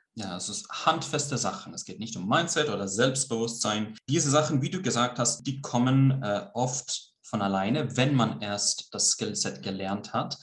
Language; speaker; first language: German; early bilingual, heritage; Swiss German